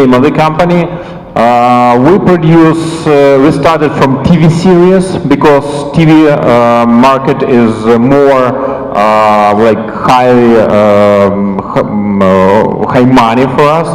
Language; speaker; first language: English; non-native, fluent; Ukrainian